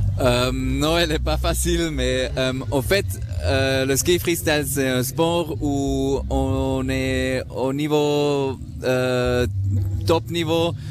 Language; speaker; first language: French; non-native, local second language; German